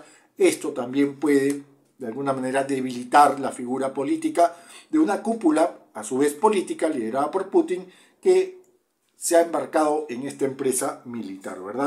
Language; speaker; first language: Spanish; native; Spanish